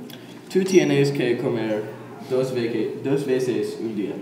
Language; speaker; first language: Spanish; non-native, learner; English